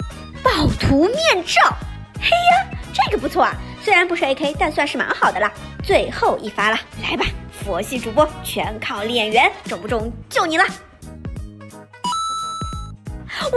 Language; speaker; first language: Chinese; native; Chinese